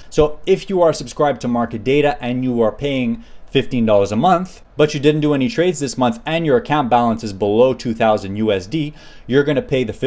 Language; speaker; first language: English; native; English